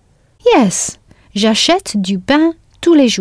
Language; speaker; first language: French; non-native, fluent; English